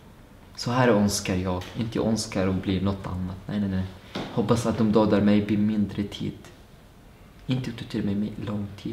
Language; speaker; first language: Swedish; non-native, fluent; Arabic